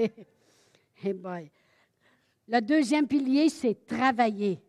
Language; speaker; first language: French; native; French